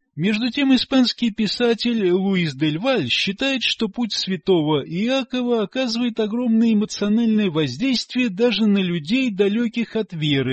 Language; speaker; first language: Russian; native; Russian